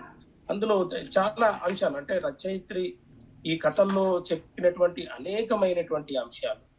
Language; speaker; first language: Telugu; native; Telugu